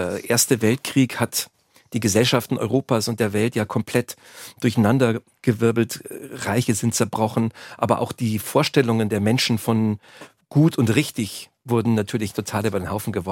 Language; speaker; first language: German; native; German